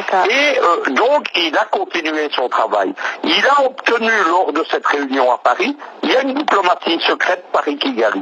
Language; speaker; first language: French; native; French